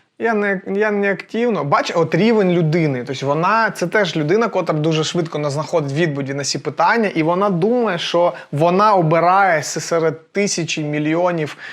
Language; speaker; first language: Ukrainian; non-native, local second language; Russian